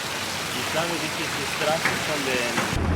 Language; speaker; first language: German; non-native, learner; Spanish